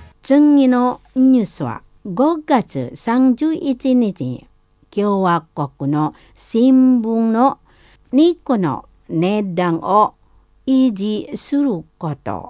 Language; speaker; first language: Japanese; non-native, learner; Indonesian